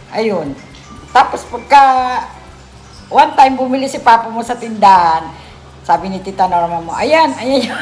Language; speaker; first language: Filipino; native; Filipino